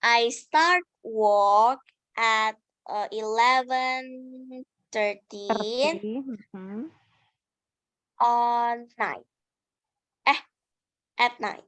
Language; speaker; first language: English; non-native, learner; Indonesian